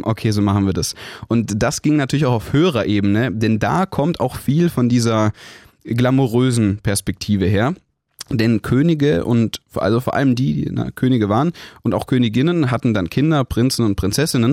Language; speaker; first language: German; native; German